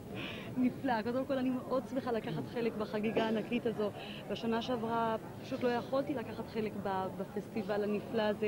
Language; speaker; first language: Hebrew; native; Hebrew